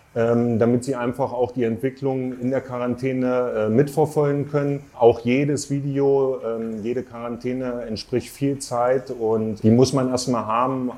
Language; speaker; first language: German; native; German